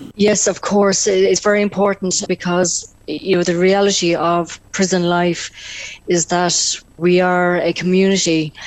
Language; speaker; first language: English; native; English